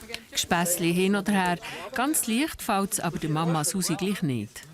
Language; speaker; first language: German; native; German